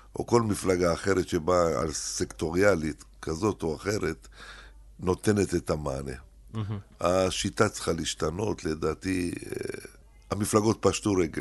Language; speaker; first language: Hebrew; early bilingual, other home language; Arabic